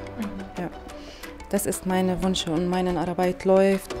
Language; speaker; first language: German; non-native, learner; Arabic